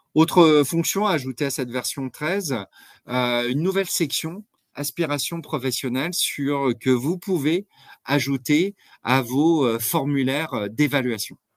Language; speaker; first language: French; native; French